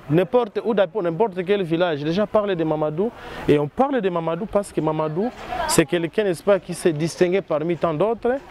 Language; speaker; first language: French; non-native, local second language; Swahili